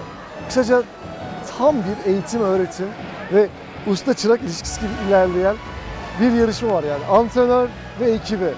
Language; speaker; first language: Turkish; native; Turkish